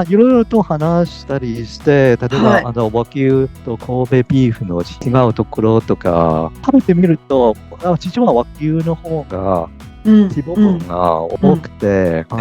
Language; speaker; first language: Japanese; non-native, fluent; Cantonese